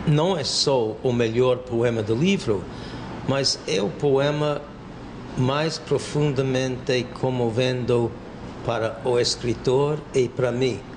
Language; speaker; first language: Portuguese; non-native, fluent; English